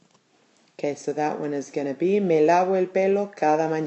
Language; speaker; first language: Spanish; non-native, fluent; English